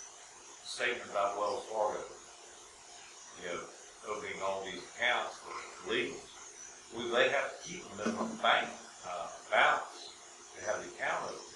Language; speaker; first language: English; native; English